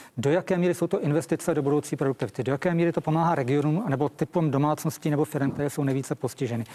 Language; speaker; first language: Czech; native; Czech